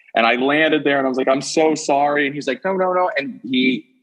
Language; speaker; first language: English; native; English